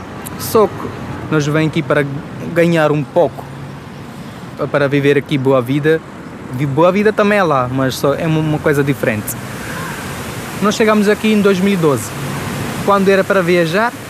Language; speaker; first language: Portuguese; non-native, fluent; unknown